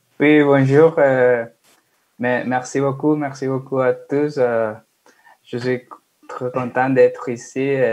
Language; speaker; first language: French; non-native, fluent; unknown